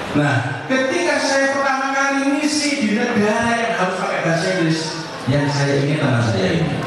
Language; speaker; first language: Indonesian; native; Indonesian